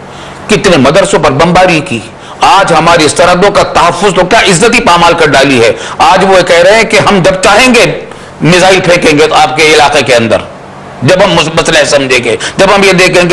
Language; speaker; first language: Urdu; native; Urdu